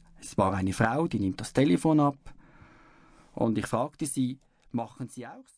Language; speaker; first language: German; native; German